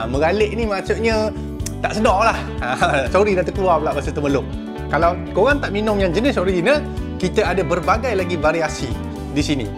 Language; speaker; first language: Malay; native; Malay